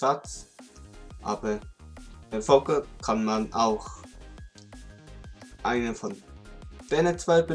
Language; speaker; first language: German; non-native, local second language; Swiss German